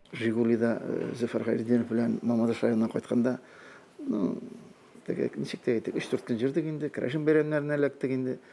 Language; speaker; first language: Tatar; native; Tatar